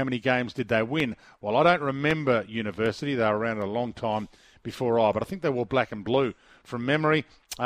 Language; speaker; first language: English; native; English